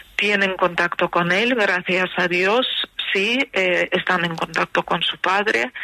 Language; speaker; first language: Spanish; non-native, fluent; Ukrainian